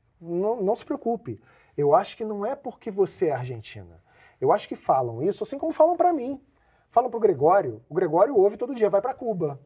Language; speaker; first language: Portuguese; native; Portuguese